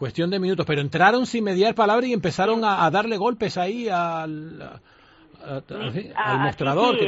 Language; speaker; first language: Spanish; native; Spanish